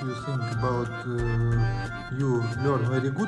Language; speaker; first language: English; non-native, learner; Russian